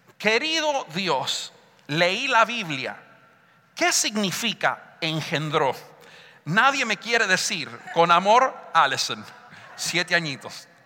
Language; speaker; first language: Spanish; early bilingual, heritage; Spanish